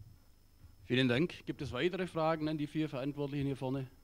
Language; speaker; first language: German; native; German